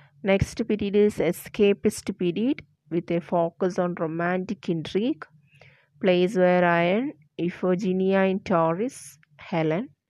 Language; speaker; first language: English; non-native, local second language; Malayalam